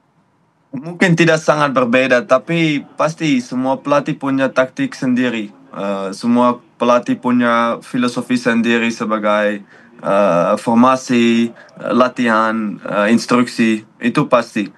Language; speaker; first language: Indonesian; non-native, fluent; Dutch